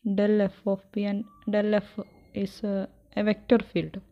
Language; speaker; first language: English; non-native, local second language; Malayalam